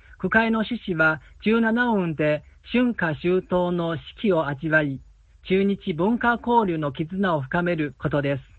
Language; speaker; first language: Japanese; non-native, fluent; Chinese